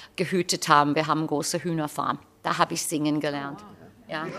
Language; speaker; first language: German; non-native, fluent; English